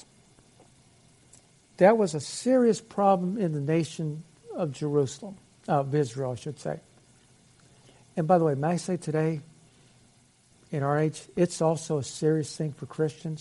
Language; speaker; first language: English; native; English